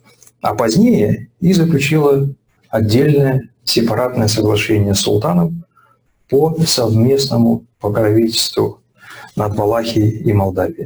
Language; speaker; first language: Russian; native; Russian